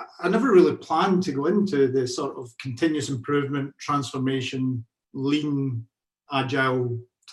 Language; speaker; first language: English; native; English